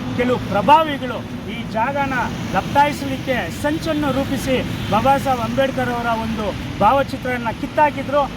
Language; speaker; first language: Kannada; native; Kannada